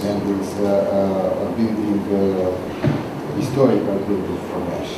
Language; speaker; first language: English; non-native, learner; Romanian